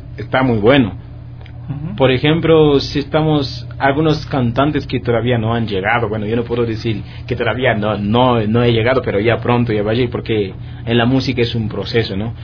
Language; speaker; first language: Spanish; non-native, fluent; Haitian Creole